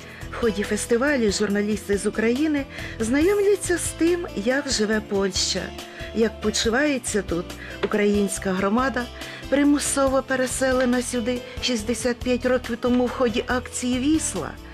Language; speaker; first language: Ukrainian; native; Ukrainian